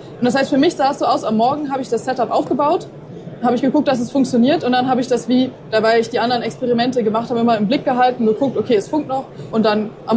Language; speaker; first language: German; native; German